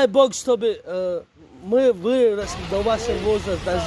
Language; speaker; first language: Russian; non-native, fluent; Tajik